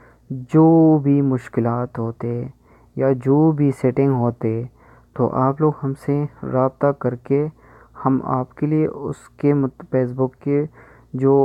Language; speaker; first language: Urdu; non-native, local second language; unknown